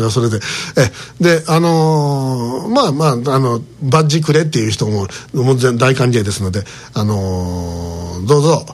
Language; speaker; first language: Japanese; native; Japanese